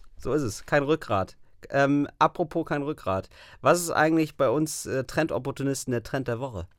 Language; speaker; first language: German; native; German